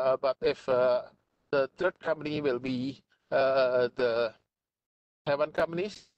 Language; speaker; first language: English; non-native, fluent; Indonesian